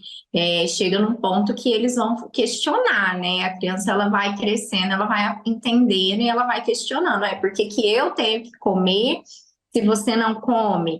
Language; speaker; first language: Portuguese; native; Portuguese